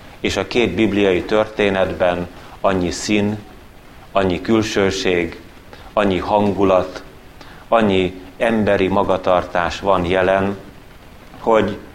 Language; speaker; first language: Hungarian; native; Hungarian